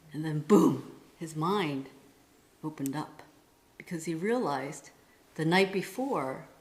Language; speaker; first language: English; non-native, fluent; Korean